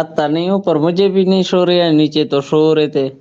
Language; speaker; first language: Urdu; non-native, local second language; Saraiki